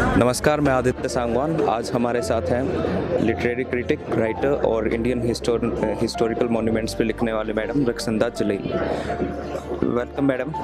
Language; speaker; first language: Hindi; native; Hindi